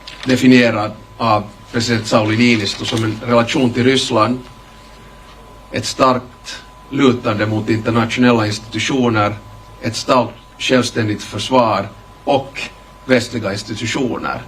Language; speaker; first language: Swedish; native; Swedish